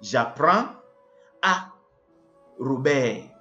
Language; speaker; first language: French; non-native, fluent; English